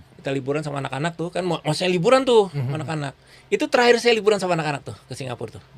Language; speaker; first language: Indonesian; native; Indonesian